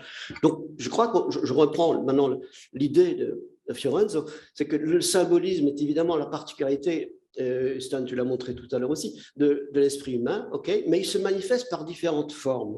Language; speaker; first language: French; native; French